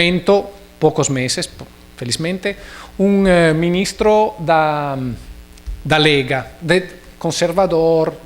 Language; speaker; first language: Portuguese; non-native, learner; Italian